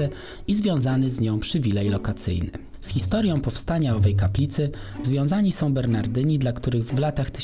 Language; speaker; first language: Polish; native; Polish